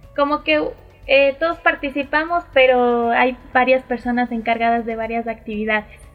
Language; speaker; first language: Spanish; native; Spanish